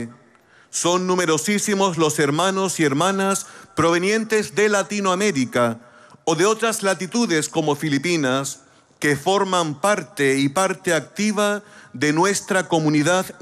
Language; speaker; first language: Spanish; native; Spanish